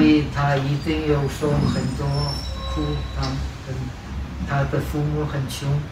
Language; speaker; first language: Chinese; non-native, fluent; Czech